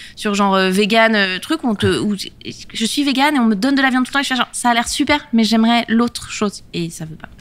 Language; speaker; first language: French; native; French